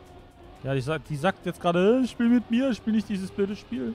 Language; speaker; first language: German; native; German